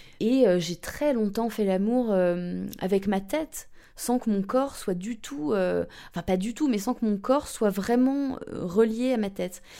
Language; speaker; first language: French; native; French